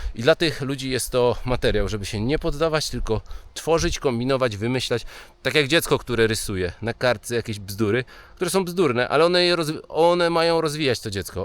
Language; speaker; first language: Polish; native; Polish